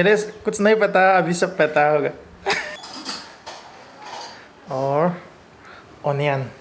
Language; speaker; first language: Hindi; non-native, local second language; Mizo